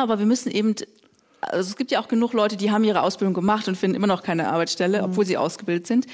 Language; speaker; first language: German; native; German